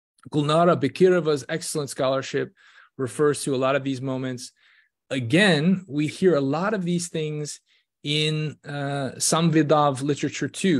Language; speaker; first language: English; native; English